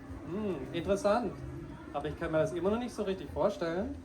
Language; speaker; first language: German; native; German